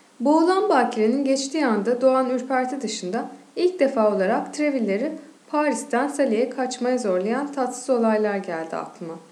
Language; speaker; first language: Turkish; native; Turkish